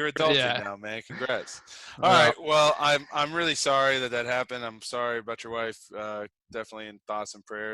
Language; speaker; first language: English; native; English